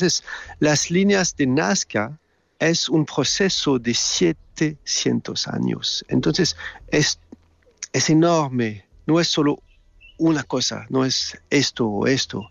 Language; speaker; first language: Spanish; non-native, learner; French